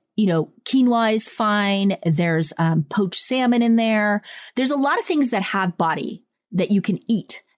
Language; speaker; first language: English; early bilingual, other home language; Italian